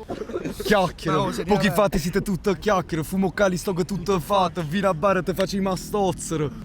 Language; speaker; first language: Italian; native; Italian